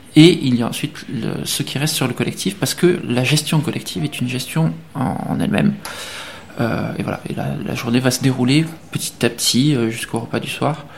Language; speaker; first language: French; native; French